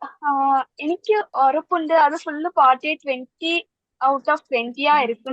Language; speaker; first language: Malayalam; early bilingual, heritage; Malayalam